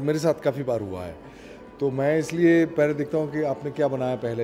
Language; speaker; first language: Hindi; non-native, local second language; Assamese